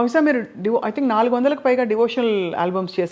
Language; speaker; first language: Telugu; native; Telugu